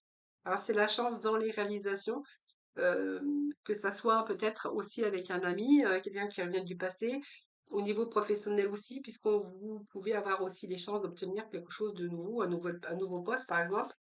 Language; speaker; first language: French; native; French